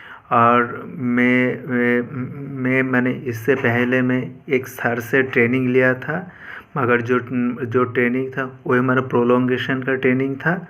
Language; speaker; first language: Hindi; non-native, local second language; Bangla